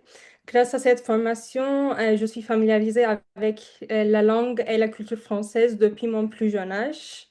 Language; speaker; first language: French; non-native, fluent; Turkish